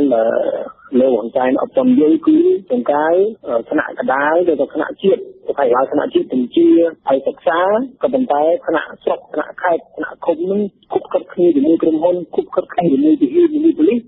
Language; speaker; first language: Khmer; non-native, fluent; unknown